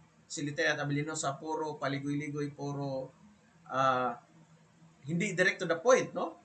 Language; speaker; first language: English; non-native, local second language; Filipino